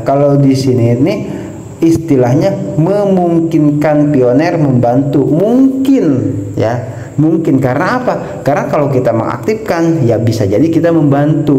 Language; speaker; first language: Indonesian; native; Indonesian